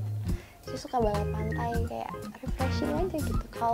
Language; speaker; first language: Indonesian; native; Indonesian